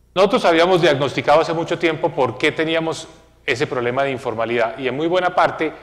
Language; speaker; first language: Spanish; native; Spanish